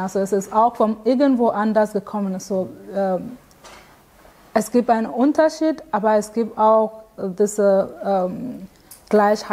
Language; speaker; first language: German; non-native, fluent; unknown